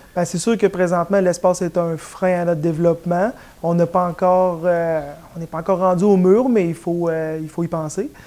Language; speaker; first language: French; native; French